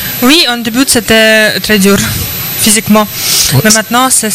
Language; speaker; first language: French; non-native, learner; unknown